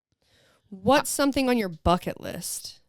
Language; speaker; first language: English; native; English